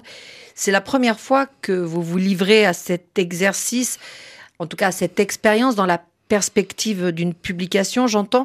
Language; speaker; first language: French; native; French